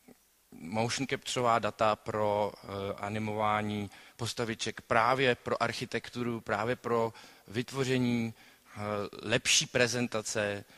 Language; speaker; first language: Czech; native; Czech